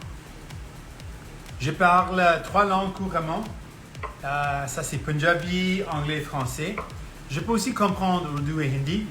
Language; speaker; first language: French; non-native, local second language; Punjabi